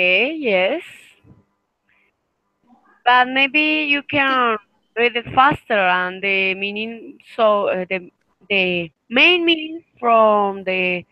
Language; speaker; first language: English; non-native, fluent; Spanish